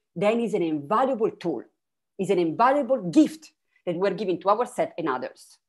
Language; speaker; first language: English; non-native, fluent; Italian